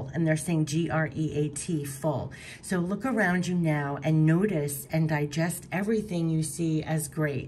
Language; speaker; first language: English; native; English